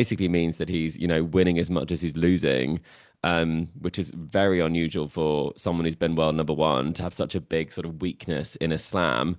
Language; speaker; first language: English; native; English